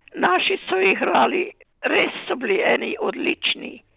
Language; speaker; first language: Slovenian; native; Slovenian